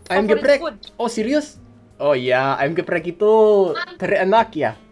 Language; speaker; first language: Indonesian; non-native, fluent; English